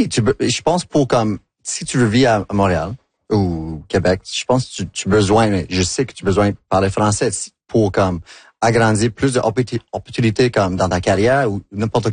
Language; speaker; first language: French; non-native, local second language; English